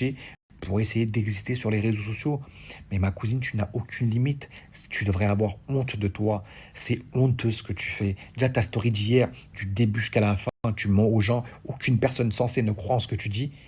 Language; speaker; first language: French; native; French